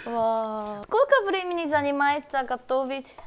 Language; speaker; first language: Russian; non-native, fluent; Korean